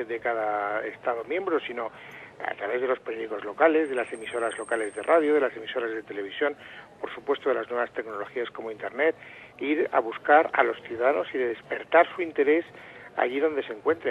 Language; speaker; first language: Spanish; native; Spanish